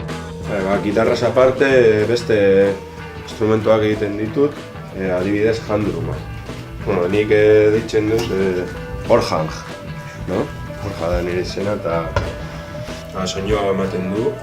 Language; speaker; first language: Basque; non-native, local second language; Spanish